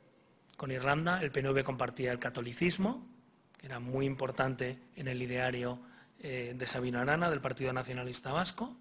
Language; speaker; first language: Spanish; native; Spanish